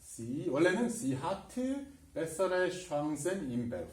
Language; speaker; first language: German; non-native, fluent; Korean